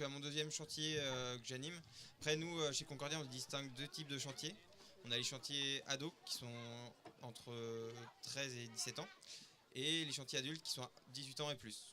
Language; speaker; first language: French; native; French